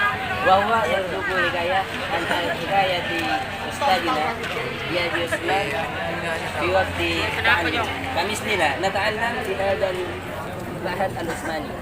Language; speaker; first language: Arabic; non-native, learner; Indonesian